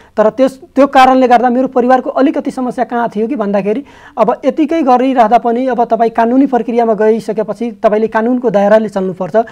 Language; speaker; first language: Nepali; non-native, local second language; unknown